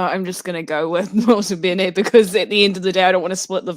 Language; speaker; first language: English; native; English